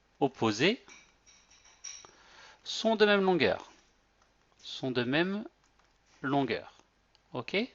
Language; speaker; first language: French; native; French